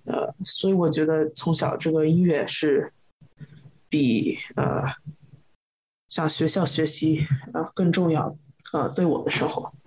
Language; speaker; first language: Chinese; early bilingual, heritage; Chinese